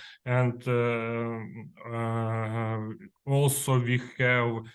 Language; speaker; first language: English; non-native, learner; Ukrainian